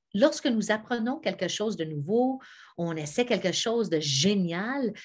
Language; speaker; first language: French; native; French